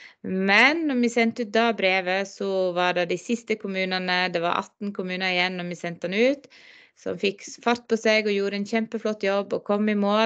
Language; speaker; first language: Norwegian; native; Norwegian